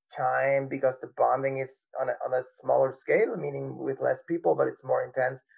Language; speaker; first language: English; non-native, fluent; German